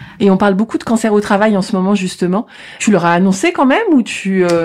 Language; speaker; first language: French; native; French